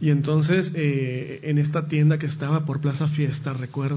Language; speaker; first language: Spanish; native; Spanish